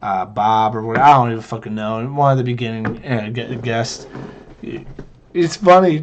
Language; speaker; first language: English; native; English